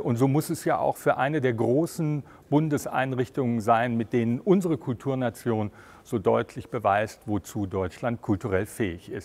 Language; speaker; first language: German; native; German